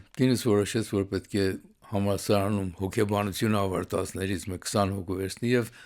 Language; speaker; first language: Armenian; early bilingual, heritage; Armenian